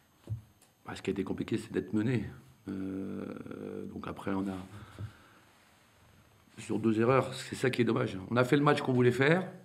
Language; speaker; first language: French; native; French